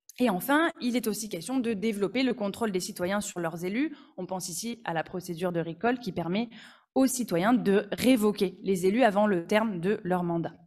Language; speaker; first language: French; native; French